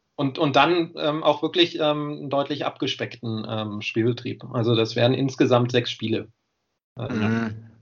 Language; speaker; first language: German; native; German